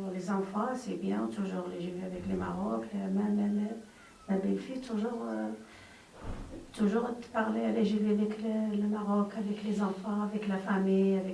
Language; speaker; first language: French; non-native, learner; Arabic